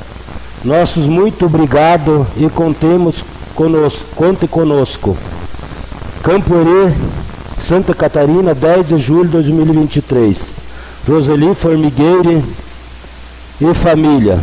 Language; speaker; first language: Portuguese; native; Portuguese